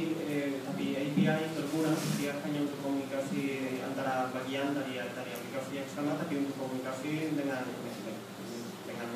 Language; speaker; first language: Indonesian; non-native, fluent; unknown